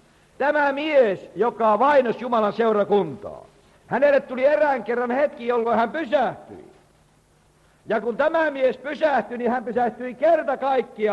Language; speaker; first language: Finnish; native; Finnish